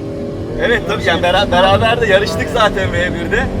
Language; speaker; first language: Turkish; native; Turkish